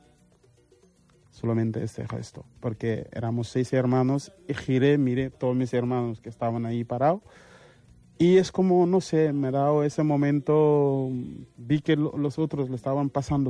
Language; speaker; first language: Spanish; non-native, fluent; Mandingo